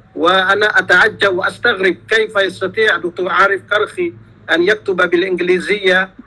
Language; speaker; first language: Arabic; non-native, fluent; Malay